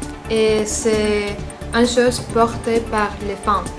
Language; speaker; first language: French; non-native, learner; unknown